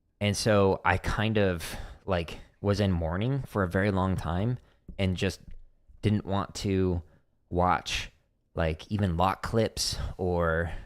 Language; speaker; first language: English; native; English